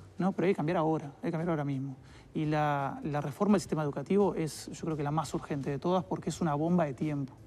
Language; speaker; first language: Spanish; native; Spanish